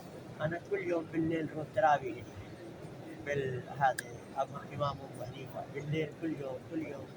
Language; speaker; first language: Arabic; non-native, learner; Urdu